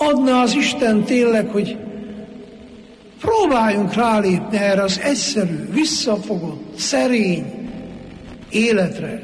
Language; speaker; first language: Hungarian; native; Hungarian